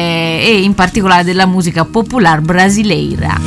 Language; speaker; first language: Italian; native; Italian